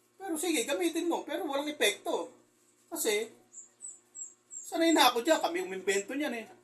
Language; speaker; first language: Filipino; native; Filipino